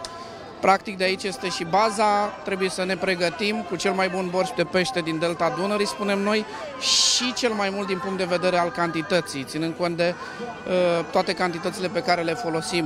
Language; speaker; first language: Romanian; native; Romanian